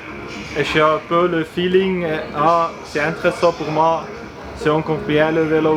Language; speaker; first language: French; non-native, learner; German